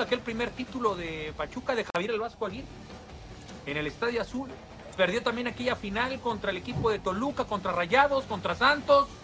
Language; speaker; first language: Spanish; native; Spanish